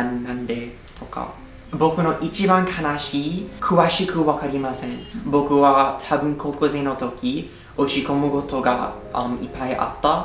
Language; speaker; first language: Japanese; non-native, learner; English